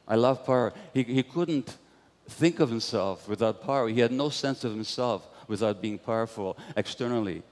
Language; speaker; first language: English; non-native, fluent; Hungarian